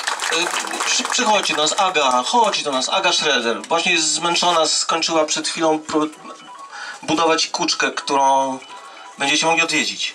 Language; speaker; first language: Polish; native; Polish